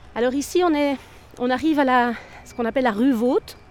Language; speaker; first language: French; native; French